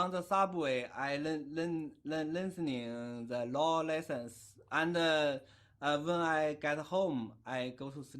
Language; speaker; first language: English; non-native, learner; Chinese